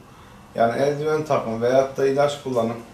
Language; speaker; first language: Turkish; native; Turkish